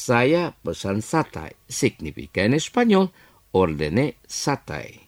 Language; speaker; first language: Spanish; non-native, fluent; Indonesian